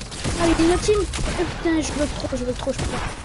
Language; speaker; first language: French; native; French